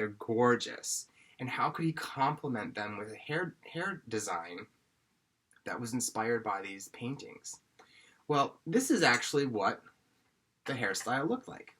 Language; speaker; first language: English; native; English